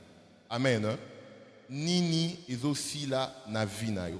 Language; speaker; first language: French; non-native, local second language; Lingala